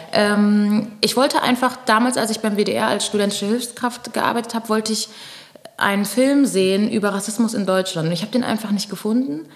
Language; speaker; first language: German; early bilingual, other home language; Portuguese